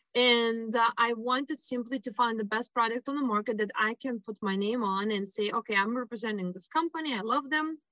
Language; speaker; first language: English; non-native, fluent; Lithuanian